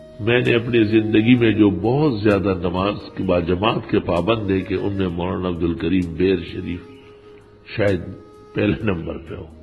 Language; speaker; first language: Urdu; non-native, local second language; Pashto